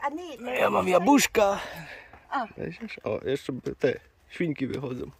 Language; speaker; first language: Polish; native; Polish